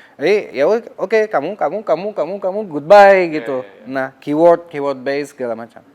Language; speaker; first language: Indonesian; non-native, fluent; French